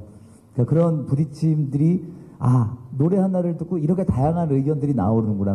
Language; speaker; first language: Korean; native; Korean